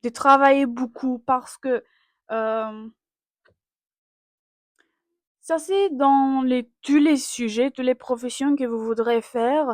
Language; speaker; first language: French; non-native, learner; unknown